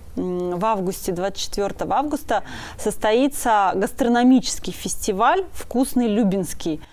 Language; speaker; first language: Russian; native; Russian